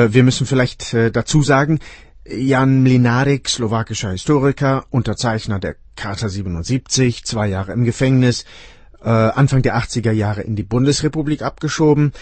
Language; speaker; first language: German; native; German